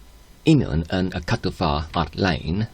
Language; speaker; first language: Welsh; non-native, learner; Polish